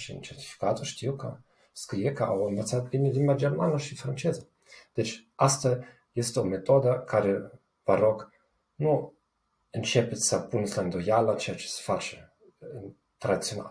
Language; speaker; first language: Romanian; non-native, fluent; German